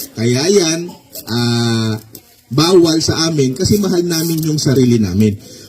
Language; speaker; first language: Filipino; non-native, local second language; Waray